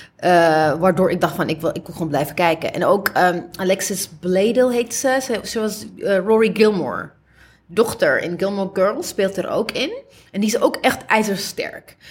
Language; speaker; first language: Dutch; early bilingual, other home language; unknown